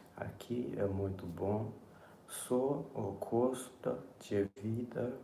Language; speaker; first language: Portuguese; non-native, learner; English